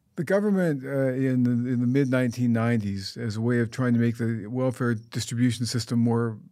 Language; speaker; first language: English; native; English